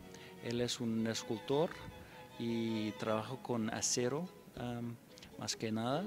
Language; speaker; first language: Spanish; non-native, fluent; English